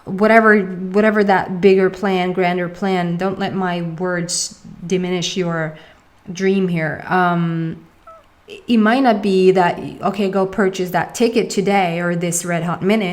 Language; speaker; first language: English; non-native, fluent; Swedish